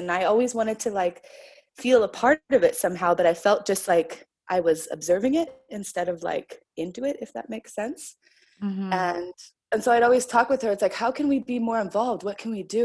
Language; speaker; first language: English; native; English